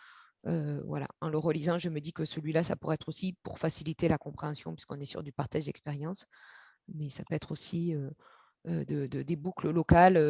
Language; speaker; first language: French; native; French